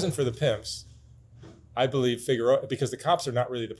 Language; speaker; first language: English; native; English